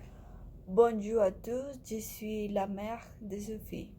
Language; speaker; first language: French; non-native, learner; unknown